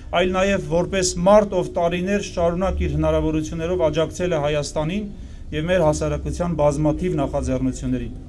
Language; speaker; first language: Armenian; non-native, local second language; Kurdish